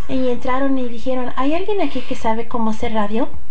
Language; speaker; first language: Spanish; early bilingual, heritage; Spanish